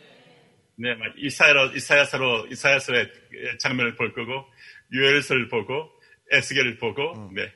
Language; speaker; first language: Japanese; non-native, learner; Korean